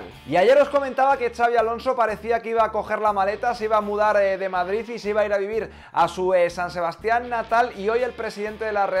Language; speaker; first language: Spanish; native; Spanish